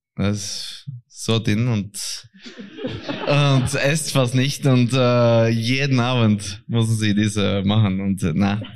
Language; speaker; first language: German; non-native, fluent; Norwegian